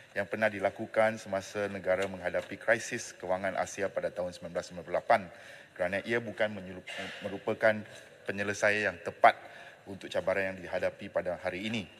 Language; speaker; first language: Malay; non-native, local second language; Chinese